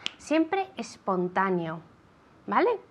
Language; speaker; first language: Spanish; non-native, fluent; English